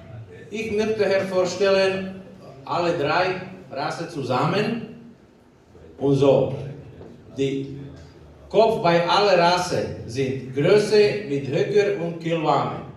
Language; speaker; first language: German; non-native, learner; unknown